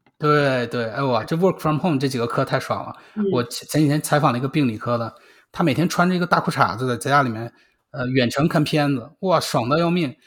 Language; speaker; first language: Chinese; native; Chinese